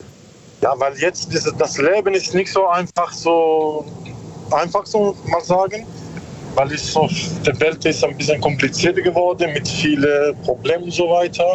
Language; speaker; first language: German; non-native, learner; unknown